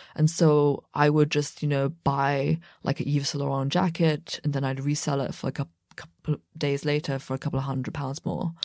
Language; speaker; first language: English; native; English